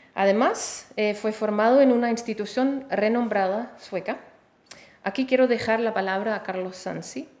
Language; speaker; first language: Spanish; non-native, fluent; Danish